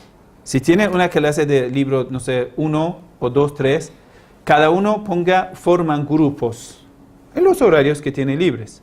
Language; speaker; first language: Spanish; non-native, fluent; Persian